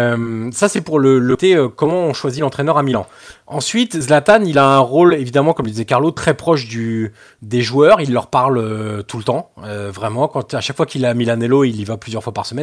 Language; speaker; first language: French; native; French